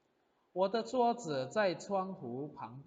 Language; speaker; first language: Chinese; non-native, fluent; Indonesian